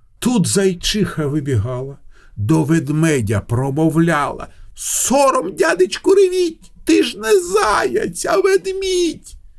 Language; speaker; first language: Ukrainian; non-native, local second language; Russian